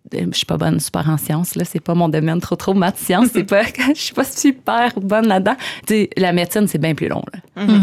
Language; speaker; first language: French; native; French